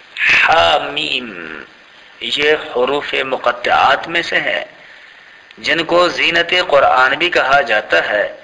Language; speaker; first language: Urdu; native; Urdu